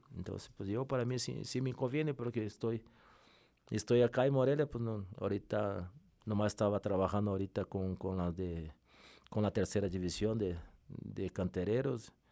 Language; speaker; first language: Spanish; non-native, fluent; Portuguese